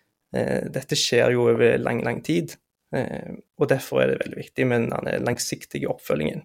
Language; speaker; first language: Norwegian; native; Norwegian